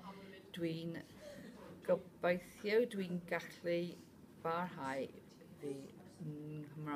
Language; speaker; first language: Welsh; non-native, learner; English